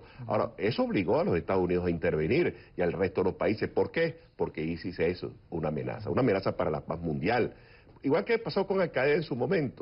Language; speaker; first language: Spanish; native; Spanish